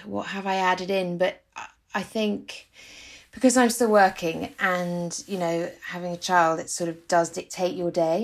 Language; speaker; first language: English; native; English